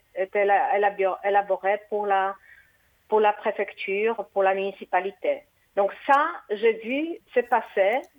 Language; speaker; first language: French; non-native, fluent; Portuguese